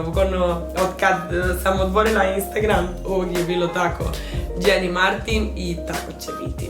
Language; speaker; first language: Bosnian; non-native, fluent; Spanish